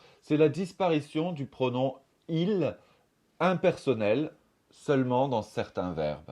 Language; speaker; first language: French; native; French